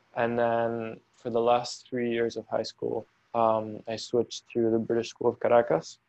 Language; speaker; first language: English; non-native, fluent; Spanish